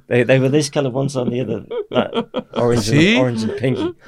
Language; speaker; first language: English; native; English